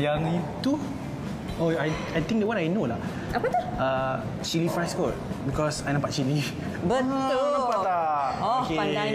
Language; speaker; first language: Malay; native; Malay